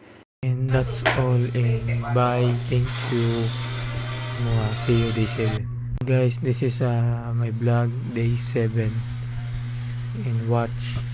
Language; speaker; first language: English; non-native, learner; Cebuano